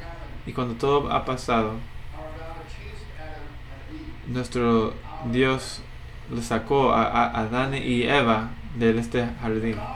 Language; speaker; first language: Spanish; non-native, fluent; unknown